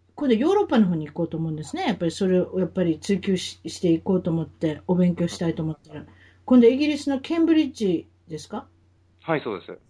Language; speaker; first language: Japanese; native; Japanese